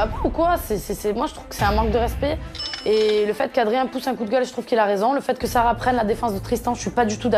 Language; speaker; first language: French; native; French